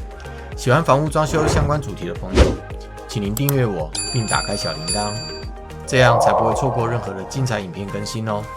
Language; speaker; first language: Chinese; native; Chinese